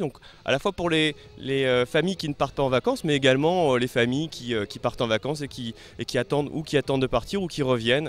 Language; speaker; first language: French; native; French